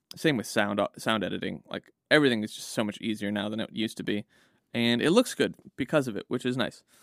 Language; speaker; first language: English; native; English